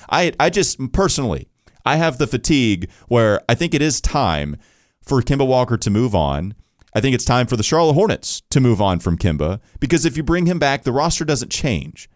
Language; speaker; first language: English; native; English